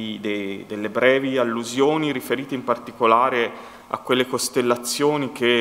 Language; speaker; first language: Italian; native; Italian